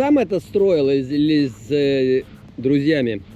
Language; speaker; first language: Russian; native; Russian